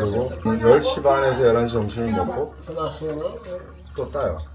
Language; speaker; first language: Korean; early bilingual, heritage; Korean